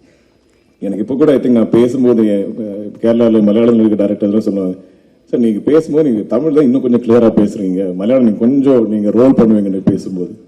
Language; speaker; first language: Tamil; non-native, local second language; Malayalam